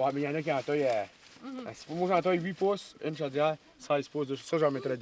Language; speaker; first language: French; native; French